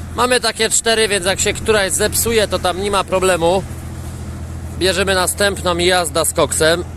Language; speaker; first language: Polish; native; Polish